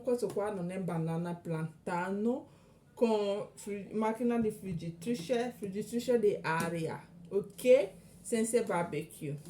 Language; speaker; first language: Italian; non-native, learner; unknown